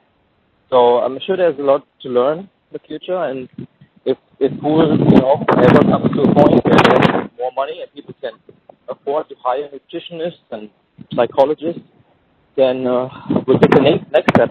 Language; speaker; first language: English; native; English